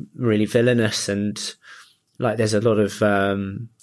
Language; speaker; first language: English; early bilingual, other home language; Japanese